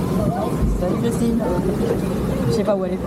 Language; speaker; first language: French; native; French